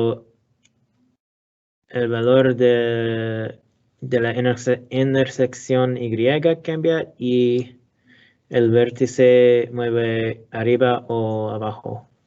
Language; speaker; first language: Spanish; non-native, learner; English